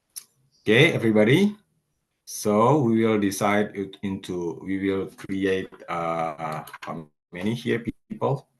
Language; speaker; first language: English; non-native, fluent; Indonesian